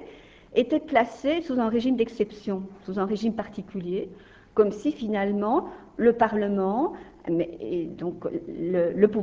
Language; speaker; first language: French; native; French